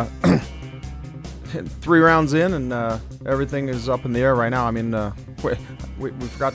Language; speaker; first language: English; native; English